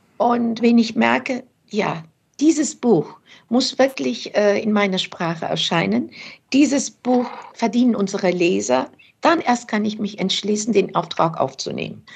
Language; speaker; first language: German; early bilingual, other home language; Turkish